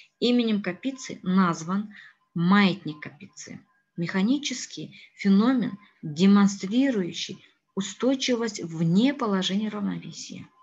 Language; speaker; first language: Russian; non-native, local second language; Kazakh